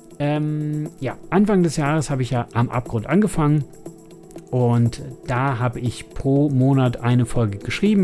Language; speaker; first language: German; native; German